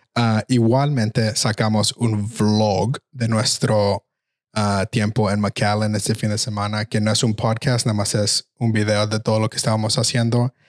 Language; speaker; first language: Spanish; early bilingual, heritage; Spanish